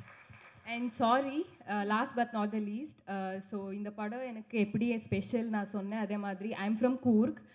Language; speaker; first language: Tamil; non-native, local second language; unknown